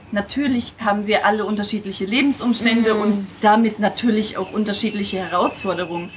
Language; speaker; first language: German; native; German